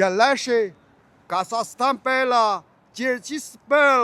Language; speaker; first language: Russian; non-native, learner; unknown